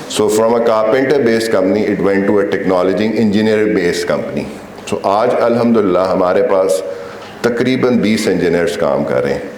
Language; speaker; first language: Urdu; native; Urdu